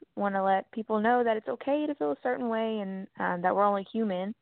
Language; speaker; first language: English; native; English